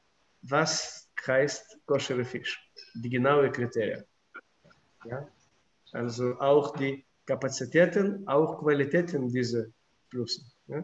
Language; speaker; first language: German; non-native, fluent; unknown